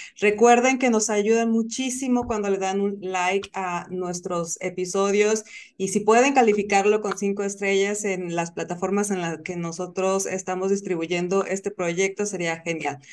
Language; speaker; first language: Spanish; native; Spanish